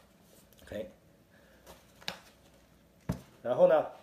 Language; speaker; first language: Chinese; native; Chinese